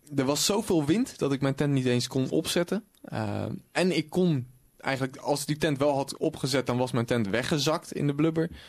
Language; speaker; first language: Dutch; native; Dutch